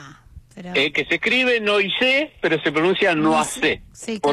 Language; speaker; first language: Spanish; native; Spanish